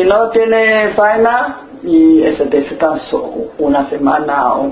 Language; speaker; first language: Spanish; non-native, learner; Chinese